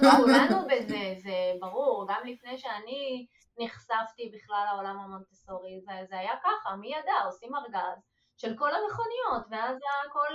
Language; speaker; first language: Hebrew; native; Hebrew